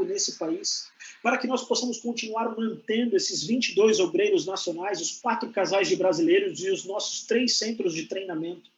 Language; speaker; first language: Portuguese; native; Portuguese